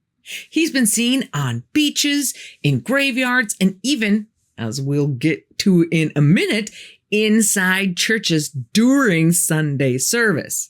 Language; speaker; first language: English; native; English